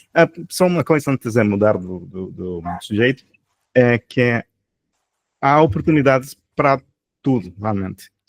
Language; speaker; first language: Portuguese; non-native, fluent; Spanish